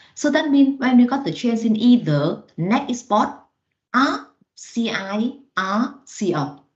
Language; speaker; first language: English; non-native, fluent; Vietnamese